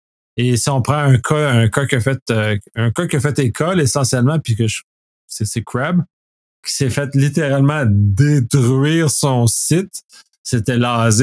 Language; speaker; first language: French; native; French